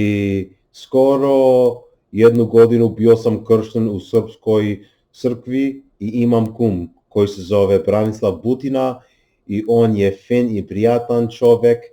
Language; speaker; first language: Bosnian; non-native, learner; English